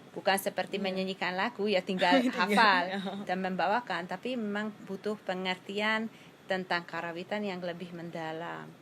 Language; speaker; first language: Indonesian; non-native, fluent; Hungarian